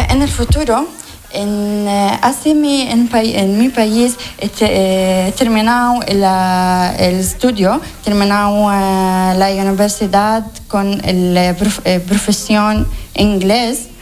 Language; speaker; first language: Spanish; non-native, learner; Arabic